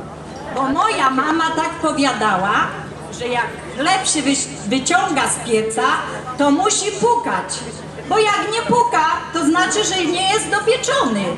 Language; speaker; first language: Polish; native; Polish